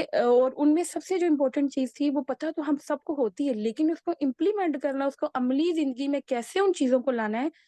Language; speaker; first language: Urdu; native; Urdu